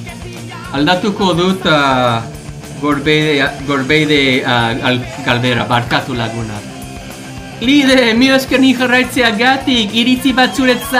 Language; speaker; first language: Basque; non-native, learner; English